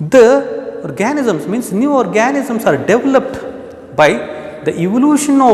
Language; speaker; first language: English; non-native, local second language; Kannada